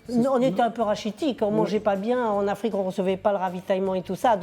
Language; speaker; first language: French; native; French